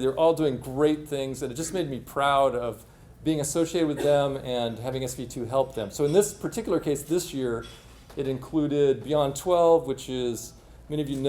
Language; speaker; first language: English; native; English